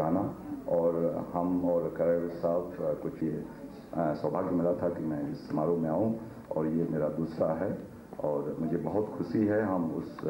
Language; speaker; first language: Hindi; native; Hindi